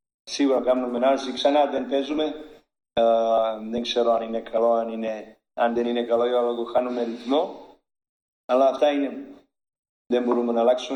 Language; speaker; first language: Greek; non-native, learner; Serbian